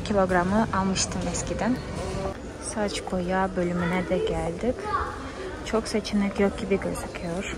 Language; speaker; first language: Turkish; non-native, fluent; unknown